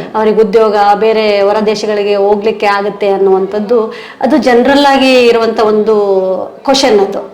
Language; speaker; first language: Kannada; native; Kannada